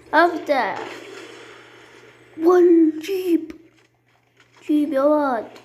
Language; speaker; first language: Arabic; native; Arabic